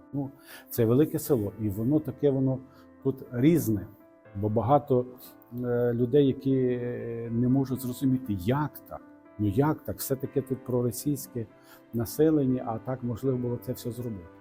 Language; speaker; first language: Ukrainian; non-native, local second language; Russian